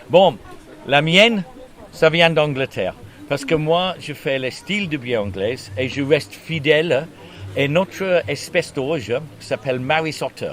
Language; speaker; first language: French; non-native, learner; English